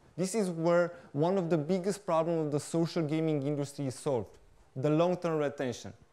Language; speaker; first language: English; non-native, fluent; Romanian